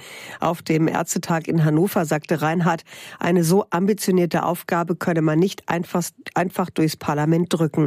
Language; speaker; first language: German; native; German